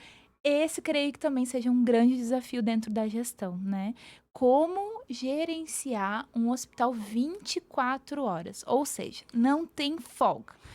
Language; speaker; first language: Portuguese; native; Portuguese